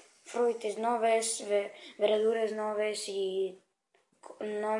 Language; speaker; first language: Catalan; non-native, learner; Spanish